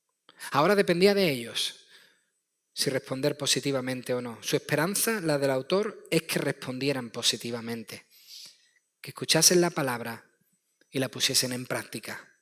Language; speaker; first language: Spanish; native; Spanish